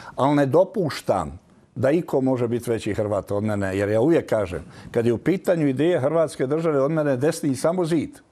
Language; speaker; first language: Croatian; native; Croatian